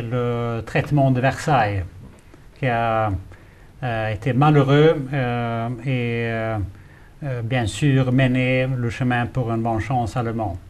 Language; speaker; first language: French; non-native, fluent; Swedish